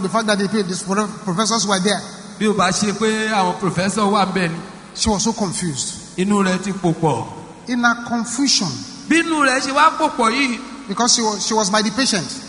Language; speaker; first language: English; non-native, local second language; Yoruba